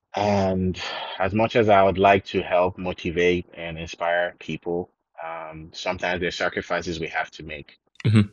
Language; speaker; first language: English; non-native, local second language; Yoruba